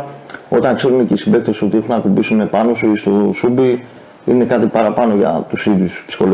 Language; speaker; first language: Greek; native; Greek